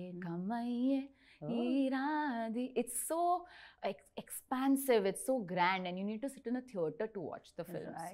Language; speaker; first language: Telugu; non-native, learner; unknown